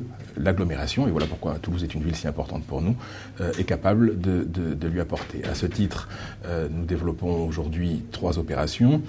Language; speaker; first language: French; native; French